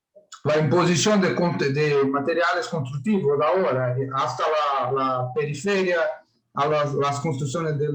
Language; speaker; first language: Spanish; non-native, learner; Portuguese